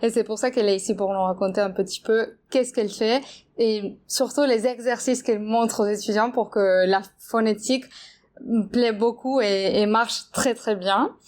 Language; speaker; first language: French; non-native, fluent; Spanish